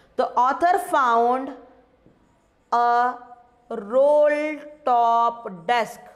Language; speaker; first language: English; non-native, local second language; Hindi